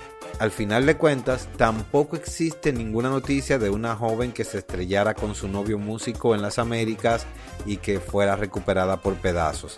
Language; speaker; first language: Spanish; native; Spanish